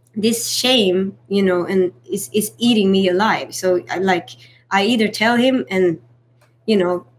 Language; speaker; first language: English; non-native, fluent; Swedish